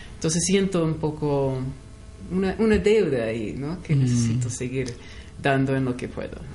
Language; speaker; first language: Spanish; non-native, fluent; English